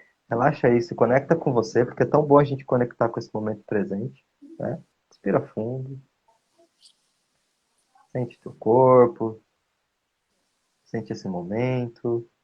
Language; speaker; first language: Portuguese; native; Portuguese